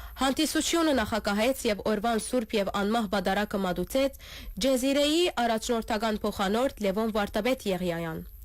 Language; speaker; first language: Armenian; early bilingual, heritage; Armenian